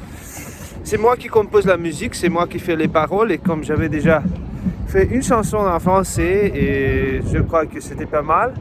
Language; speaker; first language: French; non-native, fluent; Russian